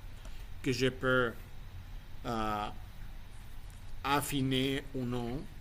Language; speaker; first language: French; non-native, fluent; Spanish